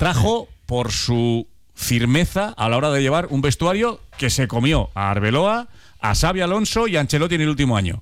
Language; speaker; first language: Spanish; native; Spanish